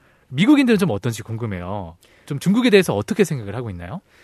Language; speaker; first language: Korean; native; Korean